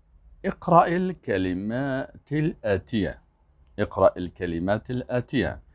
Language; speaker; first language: Arabic; non-native, fluent; Persian